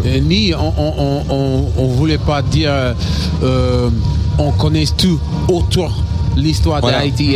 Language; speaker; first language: French; non-native, learner; English